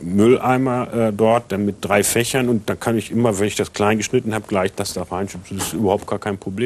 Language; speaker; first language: German; native; German